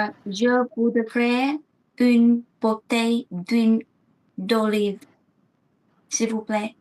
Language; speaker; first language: French; non-native, learner; Vietnamese